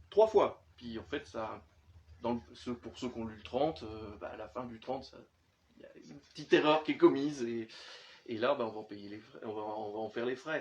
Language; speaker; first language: French; native; French